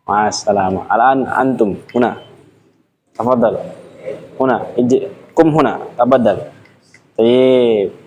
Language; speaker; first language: Arabic; non-native, fluent; Indonesian